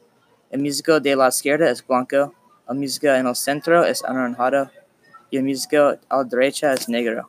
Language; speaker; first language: Spanish; non-native, learner; English